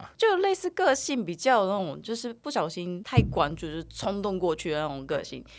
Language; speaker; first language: Chinese; non-native, fluent; Japanese